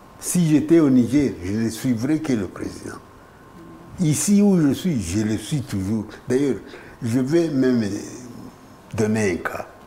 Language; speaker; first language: French; non-native, local second language; Kinyarwanda